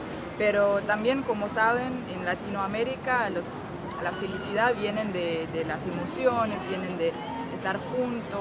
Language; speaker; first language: Spanish; non-native, fluent; Danish